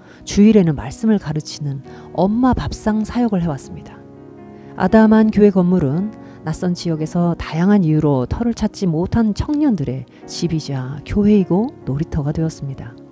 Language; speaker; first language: Korean; native; Korean